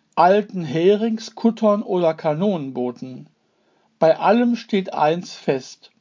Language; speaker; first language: German; native; German